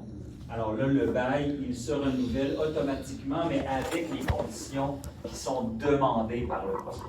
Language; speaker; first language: French; native; French